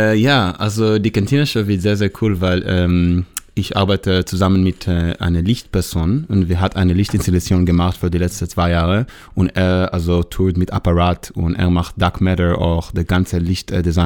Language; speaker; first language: German; non-native, learner; Hebrew